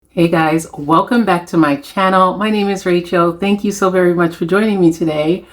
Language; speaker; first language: English; native; English